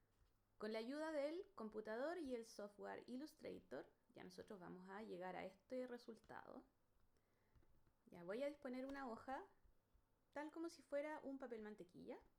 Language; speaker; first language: Spanish; native; Spanish